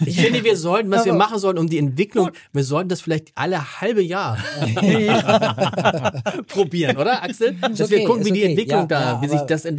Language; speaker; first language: German; native; German